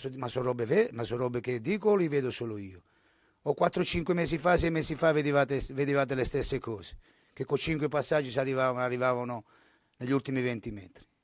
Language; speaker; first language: Italian; native; Italian